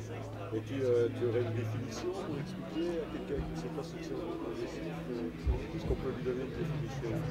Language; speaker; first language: French; native; French